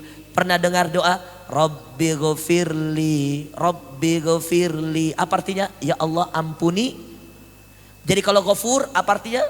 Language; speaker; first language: Indonesian; native; Indonesian